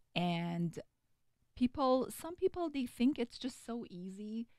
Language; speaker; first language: English; non-native, fluent; Persian